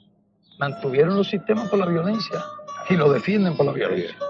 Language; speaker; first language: Spanish; native; Spanish